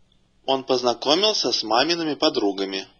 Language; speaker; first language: Russian; native; Russian